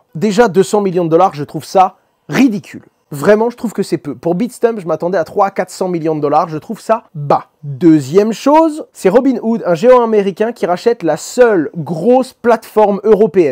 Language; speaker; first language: French; native; French